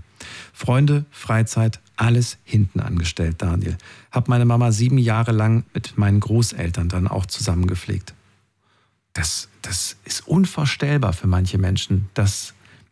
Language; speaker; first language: German; native; German